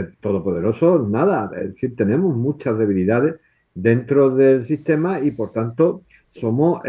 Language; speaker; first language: Spanish; native; Spanish